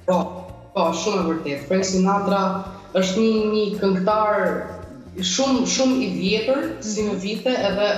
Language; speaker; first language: Albanian; early bilingual, heritage; Albanian